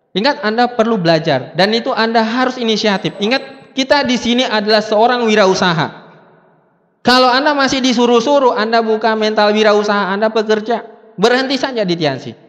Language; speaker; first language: Indonesian; non-native, local second language; Buginese